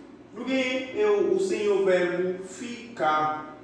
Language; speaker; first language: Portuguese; non-native, fluent; Haitian Creole